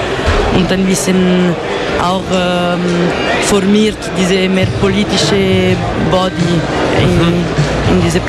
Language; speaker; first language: German; non-native, local second language; Italian